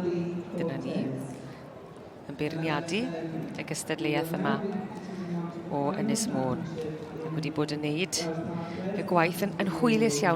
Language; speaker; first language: Welsh; native; Welsh